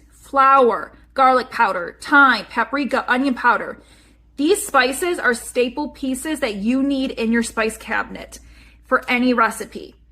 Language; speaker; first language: English; native; English